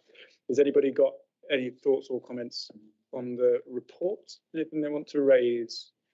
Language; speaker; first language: English; native; English